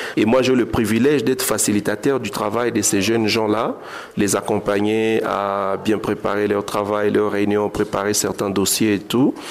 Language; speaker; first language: French; non-native, local second language; Swahili